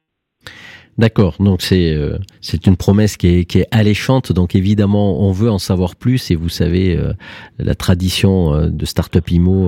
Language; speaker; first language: French; native; French